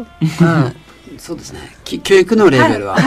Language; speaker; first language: Japanese; non-native, fluent; French